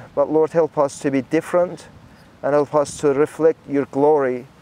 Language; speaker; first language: English; non-native, fluent; Persian